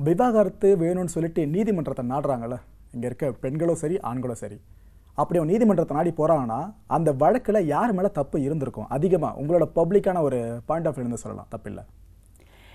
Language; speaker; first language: Tamil; native; Tamil